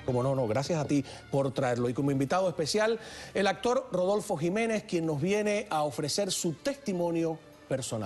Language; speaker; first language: Spanish; native; Spanish